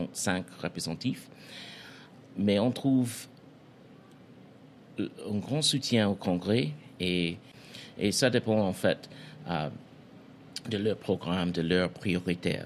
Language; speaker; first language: French; non-native, fluent; English